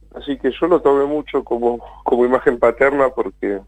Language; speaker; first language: Spanish; native; Spanish